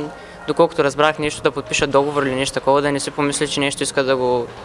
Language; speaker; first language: Bulgarian; native; Bulgarian